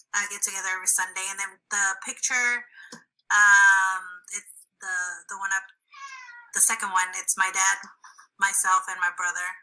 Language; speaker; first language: English; early bilingual, other home language; Spanish